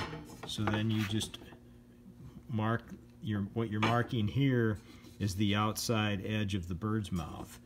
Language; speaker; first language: English; native; English